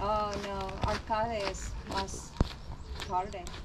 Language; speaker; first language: Spanish; non-native, learner; English